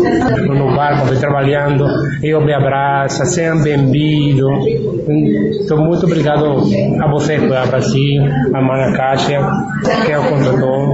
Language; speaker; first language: Portuguese; non-native, learner; Spanish